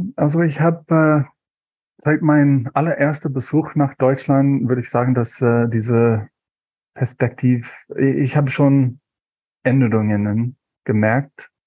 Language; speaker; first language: German; non-native, fluent; English